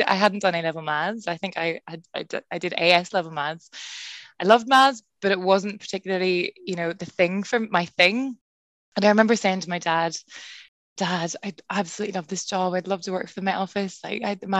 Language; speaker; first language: English; native; English